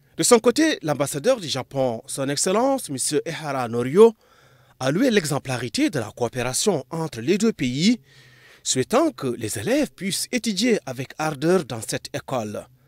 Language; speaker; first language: French; non-native, local second language; Arabic